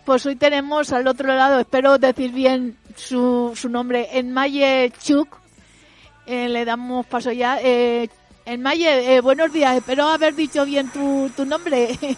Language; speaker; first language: Spanish; native; Spanish